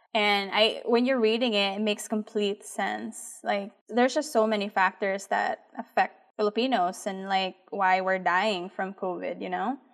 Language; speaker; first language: English; early bilingual, other home language; Filipino